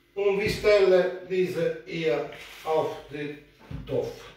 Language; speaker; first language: German; non-native, learner; Italian